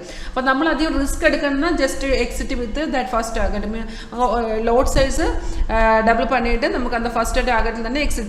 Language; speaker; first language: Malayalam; non-native, fluent; Tamil